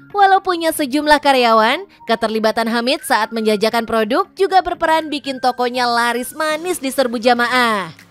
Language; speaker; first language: Indonesian; native; Indonesian